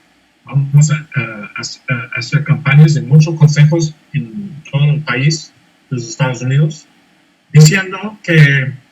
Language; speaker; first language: Spanish; non-native, fluent; English